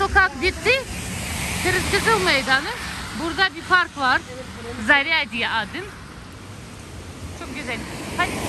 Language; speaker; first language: Turkish; non-native, learner; Russian